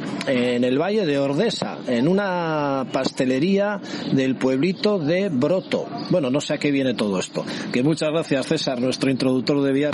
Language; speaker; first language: Spanish; native; Spanish